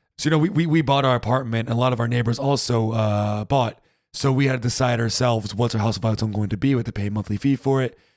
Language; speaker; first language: English; native; English